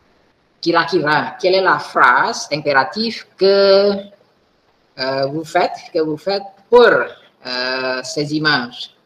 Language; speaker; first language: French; non-native, fluent; Indonesian